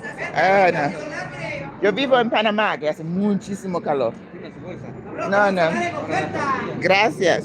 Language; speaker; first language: Spanish; non-native, learner; English